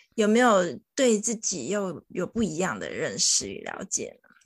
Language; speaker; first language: Chinese; native; Chinese